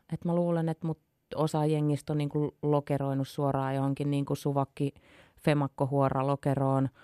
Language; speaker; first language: Finnish; native; Finnish